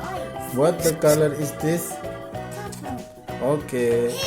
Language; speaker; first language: English; non-native, learner; Indonesian